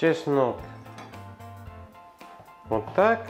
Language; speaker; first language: Russian; non-native, learner; French